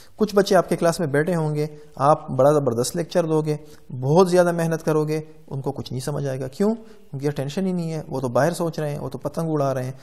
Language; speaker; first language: Urdu; non-native, local second language; Pashto